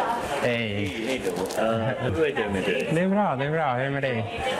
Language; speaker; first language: Swedish; non-native, learner; English